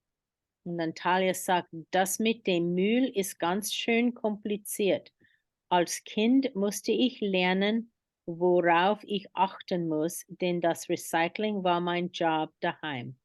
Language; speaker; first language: German; non-native, fluent; English